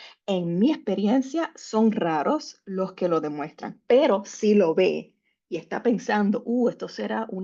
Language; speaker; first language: Spanish; native; Spanish